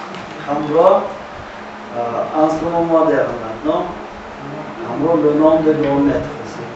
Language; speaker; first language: French; non-native, learner; Uzbek